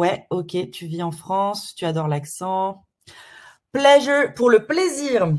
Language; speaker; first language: French; native; French